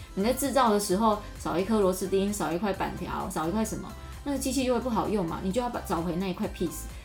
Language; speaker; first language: Chinese; non-native, local second language; Min Nan Chinese